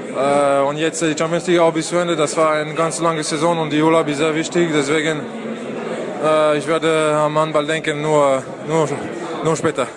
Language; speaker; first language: German; non-native, fluent; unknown